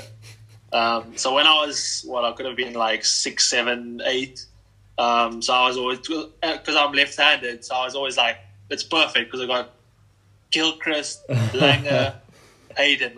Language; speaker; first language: English; native; English